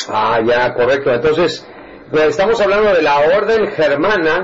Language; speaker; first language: Spanish; native; Spanish